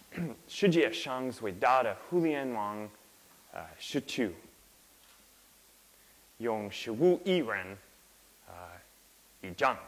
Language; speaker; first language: Chinese; non-native, learner; English